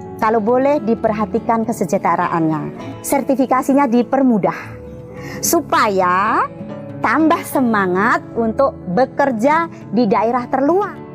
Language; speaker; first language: Indonesian; native; Indonesian